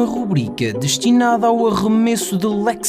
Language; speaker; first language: Portuguese; native; Portuguese